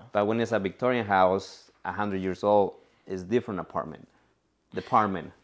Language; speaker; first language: English; non-native, fluent; Spanish